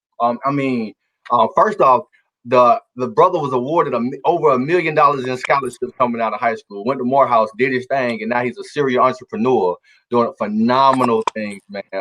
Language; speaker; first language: English; native; English